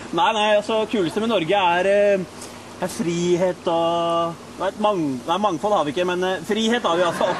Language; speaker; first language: Norwegian; early bilingual, other home language; Urdu